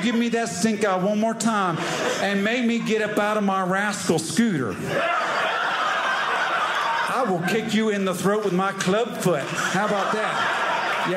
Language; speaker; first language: English; native; English